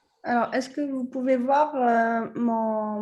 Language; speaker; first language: French; non-native, local second language; Arabic